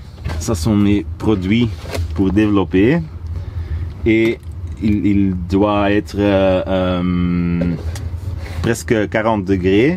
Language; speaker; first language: French; non-native, local second language; Dutch